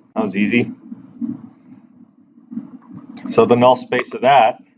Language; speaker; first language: English; native; English